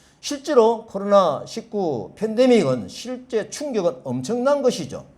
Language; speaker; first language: Korean; native; Korean